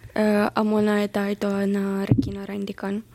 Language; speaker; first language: Basque; non-native, learner; Ukrainian